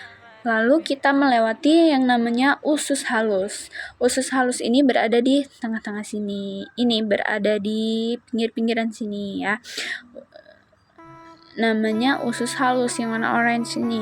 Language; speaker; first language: Indonesian; native; Indonesian